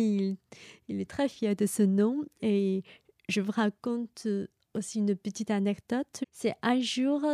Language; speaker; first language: French; non-native, fluent; Chinese